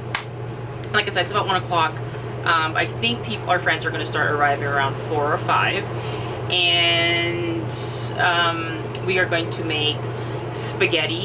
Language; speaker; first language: English; non-native, local second language; Filipino